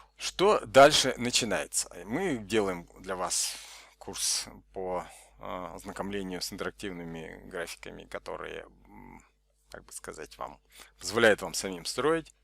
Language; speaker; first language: Russian; native; Russian